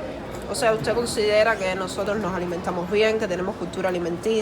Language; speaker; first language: Spanish; native; Spanish